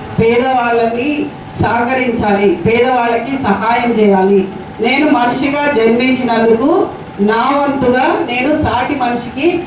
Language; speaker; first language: Telugu; native; Telugu